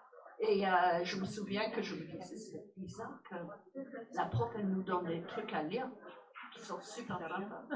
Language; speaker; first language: French; non-native, fluent; English